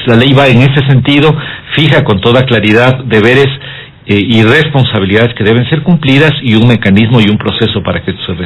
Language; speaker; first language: Spanish; native; Spanish